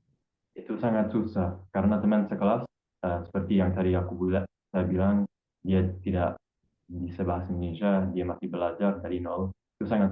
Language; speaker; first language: Indonesian; non-native, fluent; English